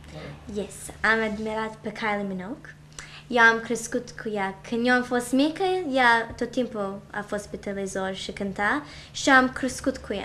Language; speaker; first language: Romanian; early bilingual, heritage; Romanian